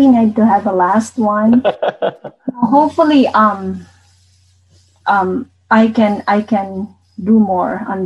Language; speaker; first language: English; non-native, local second language; Bikol